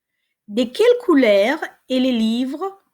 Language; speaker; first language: French; non-native, fluent; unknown